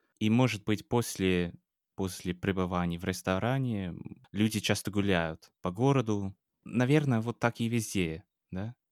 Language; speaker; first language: Russian; non-native, fluent; English